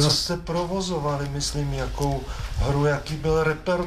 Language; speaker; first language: Czech; native; Czech